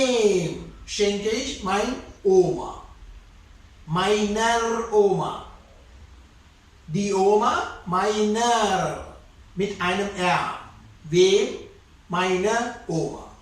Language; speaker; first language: German; non-native, fluent; Sinhala